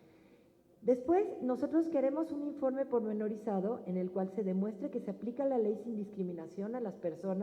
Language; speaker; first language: Spanish; native; Spanish